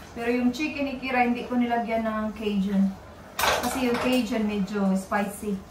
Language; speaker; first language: Filipino; non-native, local second language; Cebuano